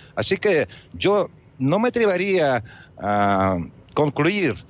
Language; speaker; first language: Spanish; non-native, fluent; Russian